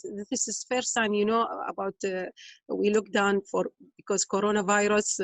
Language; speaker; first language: English; non-native, learner; Arabic